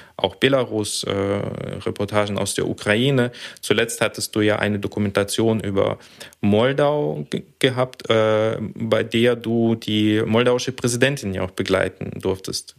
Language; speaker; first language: German; early bilingual, other home language; Russian